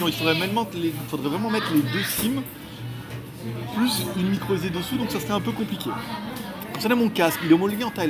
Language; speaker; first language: French; native; French